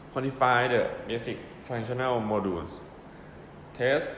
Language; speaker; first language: English; non-native, learner; Thai